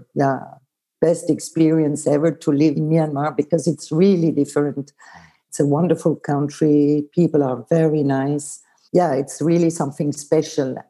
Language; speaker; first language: English; non-native, fluent; Swiss German